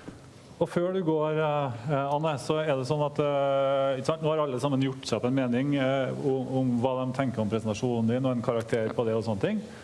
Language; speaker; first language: Norwegian; native; Norwegian